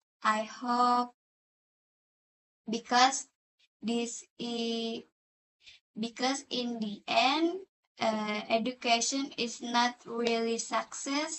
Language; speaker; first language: English; non-native, learner; Indonesian